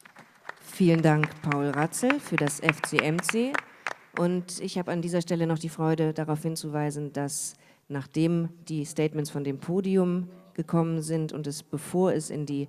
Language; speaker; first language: German; native; German